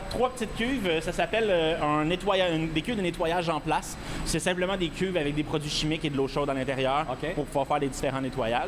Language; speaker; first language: French; native; French